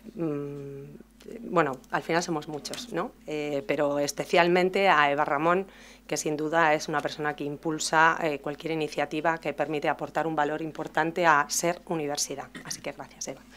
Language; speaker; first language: Spanish; native; Spanish